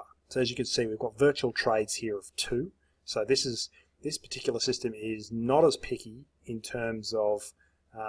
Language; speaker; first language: English; native; English